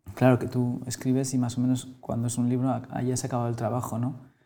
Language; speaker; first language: Spanish; native; Spanish